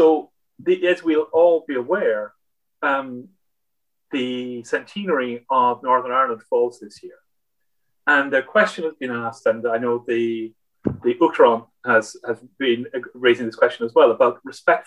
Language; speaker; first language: English; native; English